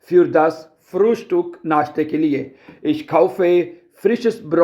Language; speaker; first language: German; non-native, fluent; Urdu